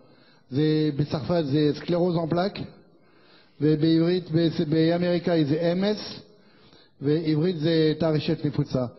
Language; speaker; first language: Hebrew; non-native, learner; French